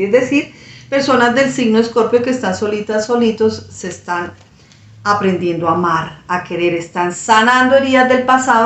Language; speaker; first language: Spanish; native; Spanish